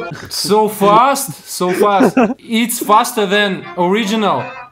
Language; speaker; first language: English; non-native, learner; Russian